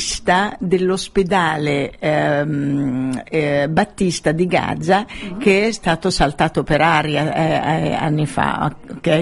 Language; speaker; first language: Italian; non-native, fluent; Arabic